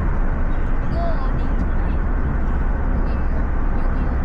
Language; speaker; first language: Korean; non-native, learner; Filipino